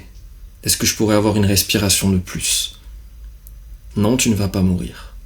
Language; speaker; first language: French; native; French